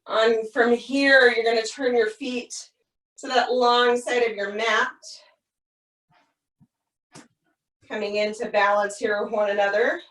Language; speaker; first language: English; native; English